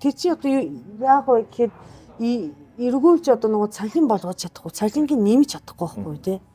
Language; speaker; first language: Mongolian; non-native, fluent; Japanese